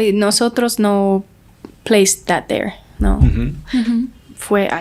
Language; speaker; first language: Spanish; non-native, learner; English